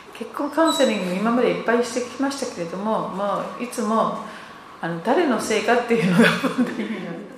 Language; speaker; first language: Japanese; native; Japanese